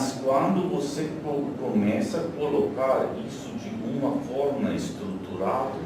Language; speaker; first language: Portuguese; non-native, fluent; Slovenian